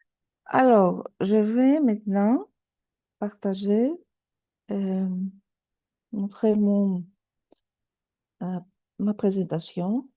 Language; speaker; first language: French; non-native, fluent; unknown